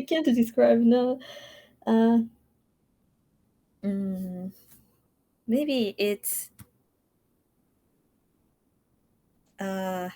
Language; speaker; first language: English; non-native, learner; Japanese